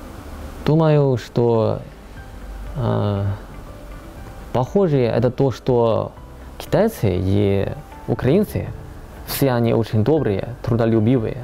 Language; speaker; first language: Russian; non-native, learner; Chinese